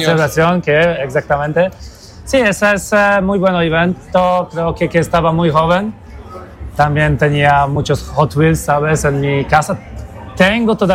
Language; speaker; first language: Spanish; non-native, learner; Polish